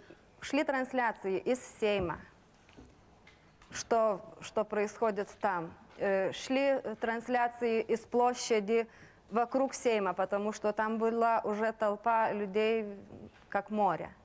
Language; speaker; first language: Russian; non-native, local second language; Lithuanian